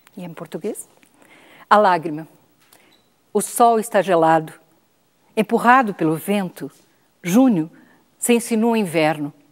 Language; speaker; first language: Portuguese; non-native, fluent; Spanish